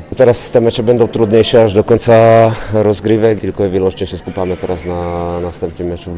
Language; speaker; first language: Polish; non-native, fluent; Slovak